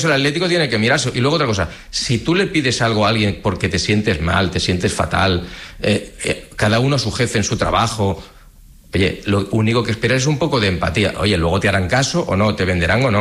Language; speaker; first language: Spanish; native; Spanish